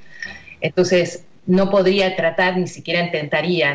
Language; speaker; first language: Spanish; native; Spanish